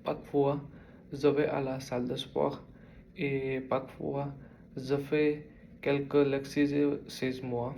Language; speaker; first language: French; non-native, learner; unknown